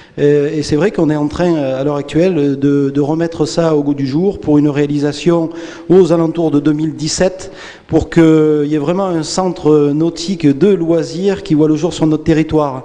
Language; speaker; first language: French; native; French